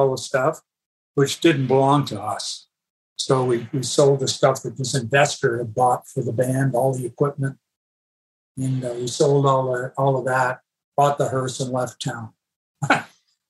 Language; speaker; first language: English; native; English